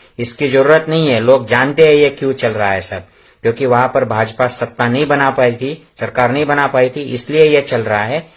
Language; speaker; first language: Hindi; non-native, local second language; Marathi